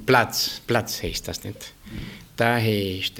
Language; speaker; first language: German; early bilingual, heritage; German